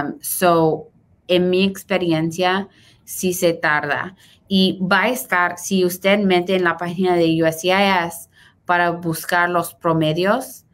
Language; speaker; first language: Spanish; early bilingual, heritage; Spanish